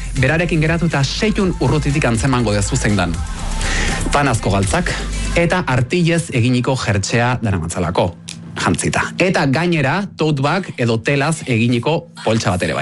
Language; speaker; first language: Basque; native; Basque